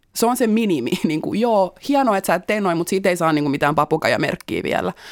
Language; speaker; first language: Finnish; native; Finnish